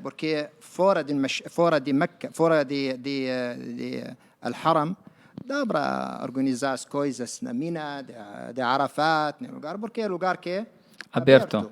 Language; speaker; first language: Portuguese; non-native, learner; Arabic